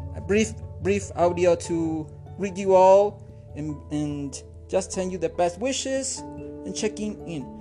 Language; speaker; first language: English; non-native, fluent; Spanish